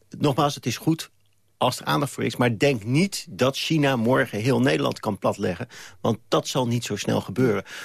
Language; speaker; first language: Dutch; native; Dutch